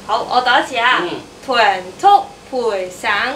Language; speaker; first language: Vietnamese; non-native, learner; Cantonese